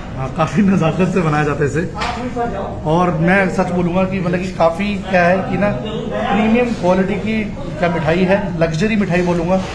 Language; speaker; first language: Hindi; non-native, local second language; Marathi